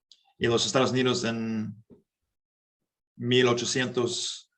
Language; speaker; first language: Spanish; non-native, learner; English